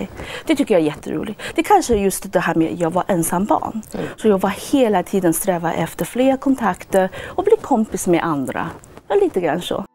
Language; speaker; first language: Swedish; non-native, fluent; Chinese